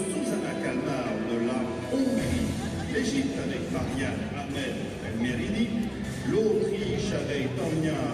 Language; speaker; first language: French; native; French